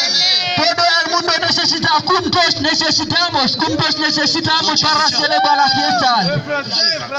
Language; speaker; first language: Spanish; non-native, learner; Haitian Creole